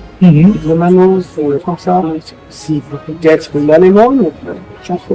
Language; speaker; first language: French; non-native, learner; German